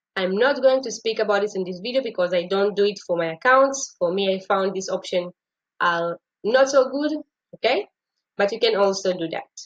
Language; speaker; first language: English; non-native, fluent; Hebrew